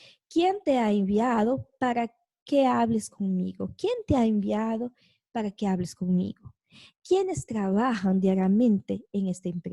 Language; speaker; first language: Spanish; non-native, fluent; Portuguese